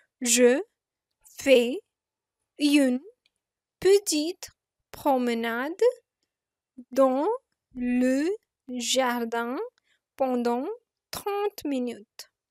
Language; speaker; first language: French; non-native, fluent; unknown